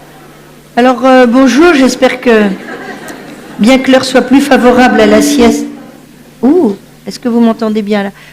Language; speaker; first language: French; native; French